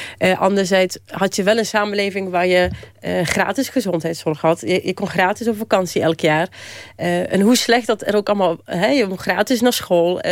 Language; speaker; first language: Dutch; early bilingual, other home language; Polish